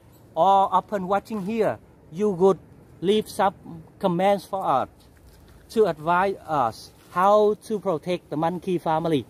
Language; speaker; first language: English; non-native, local second language; Vietnamese